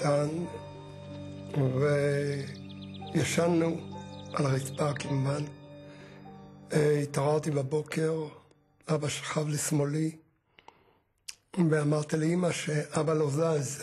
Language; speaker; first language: Hebrew; early bilingual, other home language; Polish